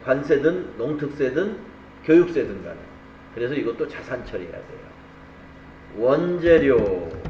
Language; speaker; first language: Korean; native; Korean